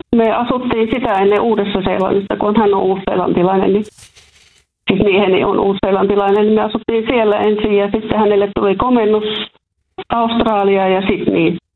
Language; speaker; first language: Finnish; native; Finnish